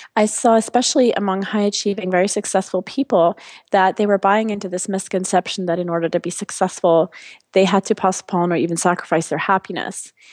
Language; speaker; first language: English; non-native, fluent; French